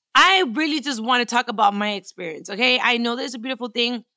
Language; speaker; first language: English; early bilingual, other home language; Spanish